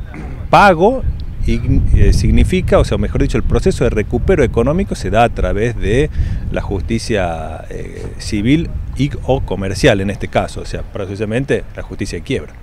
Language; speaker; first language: Spanish; native; Spanish